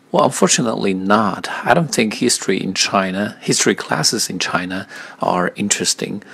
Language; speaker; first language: English; non-native, fluent; Chinese